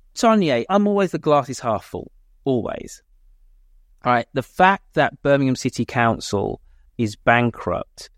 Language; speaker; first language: English; native; English